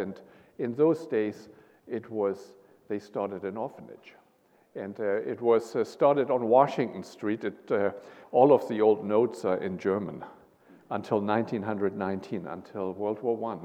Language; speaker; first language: English; non-native, fluent; German